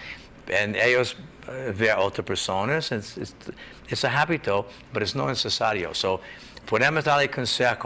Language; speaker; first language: Spanish; non-native, learner; English